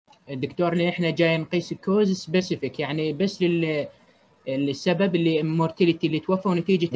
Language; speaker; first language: Arabic; native; Arabic